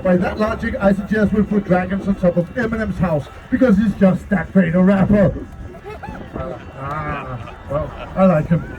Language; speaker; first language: English; non-native, fluent; Danish